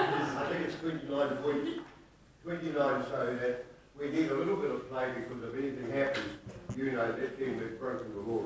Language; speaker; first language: English; native; English